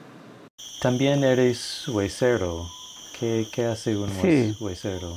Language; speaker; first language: Spanish; non-native, fluent; English